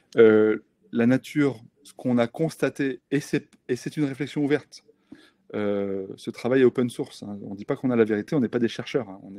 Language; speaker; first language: French; native; French